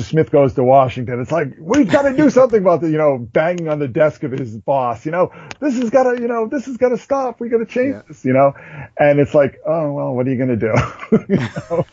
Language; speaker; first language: English; native; English